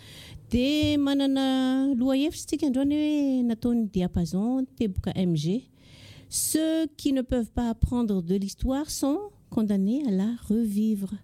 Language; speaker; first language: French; non-native, local second language; Malagasy